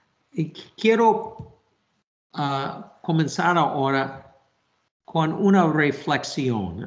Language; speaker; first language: Spanish; non-native, fluent; English